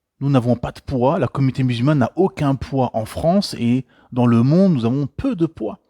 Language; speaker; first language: French; native; French